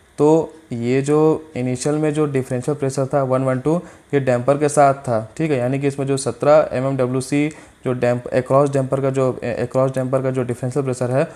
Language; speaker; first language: Hindi; native; Hindi